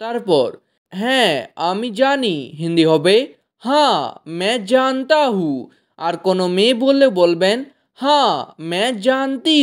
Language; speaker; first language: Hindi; non-native, local second language; Bangla